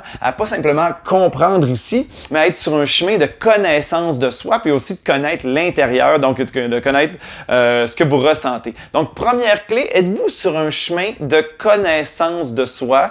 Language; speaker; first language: French; native; French